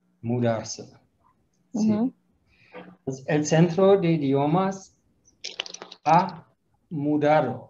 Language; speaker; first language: Spanish; non-native, fluent; German